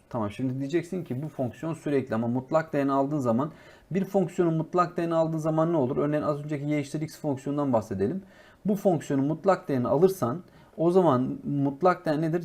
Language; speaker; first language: Turkish; native; Turkish